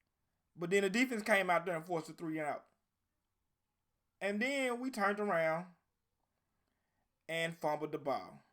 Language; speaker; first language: English; native; English